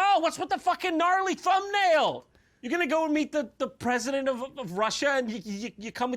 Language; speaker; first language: English; native; English